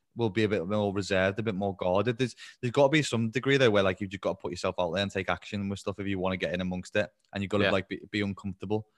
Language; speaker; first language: English; native; English